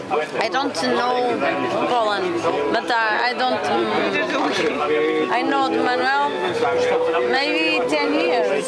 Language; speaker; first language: English; non-native, fluent; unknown